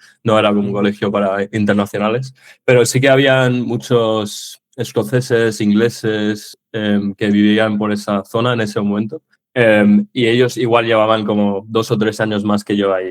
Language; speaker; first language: Spanish; early bilingual, other home language; English